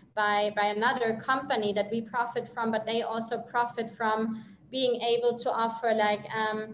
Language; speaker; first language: English; non-native, fluent; German